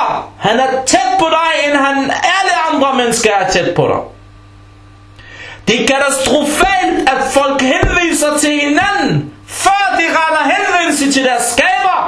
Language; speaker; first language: Danish; early bilingual, other home language; Arabic